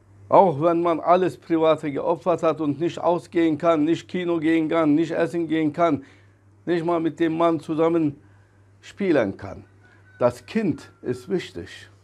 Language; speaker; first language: German; non-native, fluent; Turkish